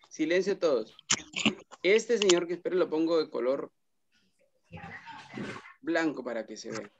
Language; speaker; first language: Spanish; native; Spanish